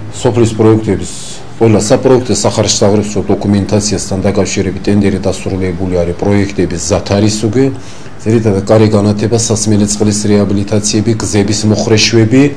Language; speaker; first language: Georgian; non-native, local second language; Azerbaijani